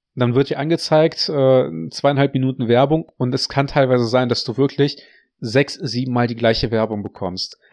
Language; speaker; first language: German; early bilingual, other home language; Russian